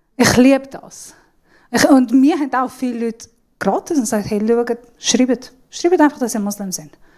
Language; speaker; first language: German; non-native, fluent; Persian